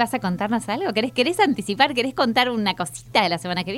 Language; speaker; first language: Spanish; native; Spanish